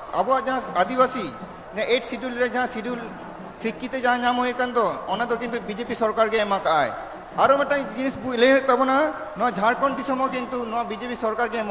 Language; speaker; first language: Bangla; non-native, local second language; Santali